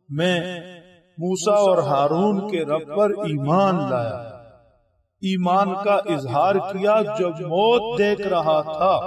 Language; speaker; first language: Urdu; native; Urdu